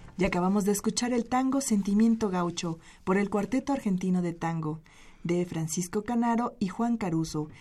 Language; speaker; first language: Spanish; native; Spanish